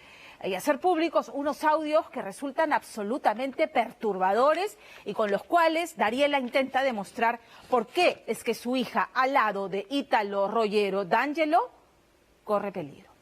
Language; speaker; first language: Spanish; native; Spanish